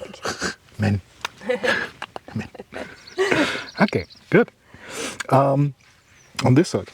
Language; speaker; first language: English; non-native, fluent; German